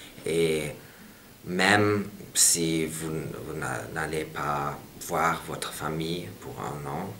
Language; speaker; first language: French; non-native, fluent; German